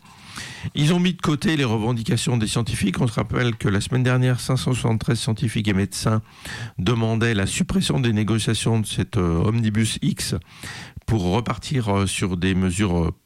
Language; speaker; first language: French; native; French